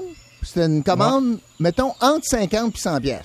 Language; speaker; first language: French; native; French